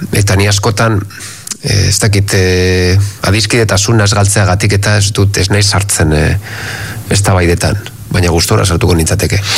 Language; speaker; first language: Basque; non-native, local second language; Spanish